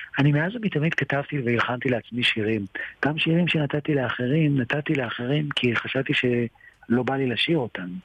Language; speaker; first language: Hebrew; early bilingual, other home language; Georgian